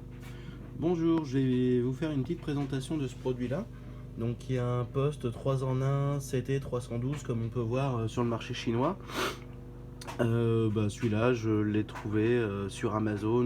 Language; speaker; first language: French; native; French